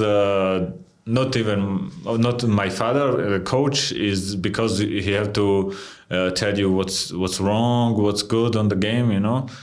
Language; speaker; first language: English; non-native, fluent; Georgian